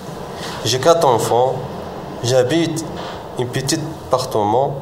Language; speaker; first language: French; non-native, learner; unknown